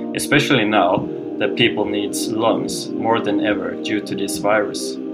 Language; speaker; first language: English; non-native, fluent; Swedish